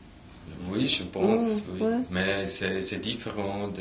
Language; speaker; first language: French; non-native, local second language; German